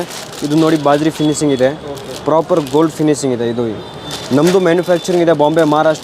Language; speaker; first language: Kannada; non-native, local second language; Hindi